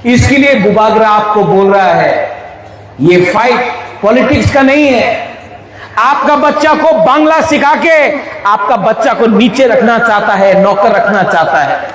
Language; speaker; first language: Hindi; non-native, local second language; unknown